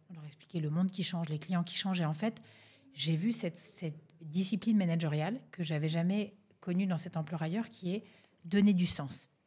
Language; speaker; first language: French; native; French